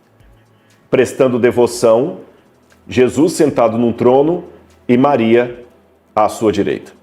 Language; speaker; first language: Portuguese; native; Portuguese